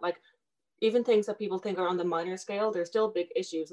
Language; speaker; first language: English; native; English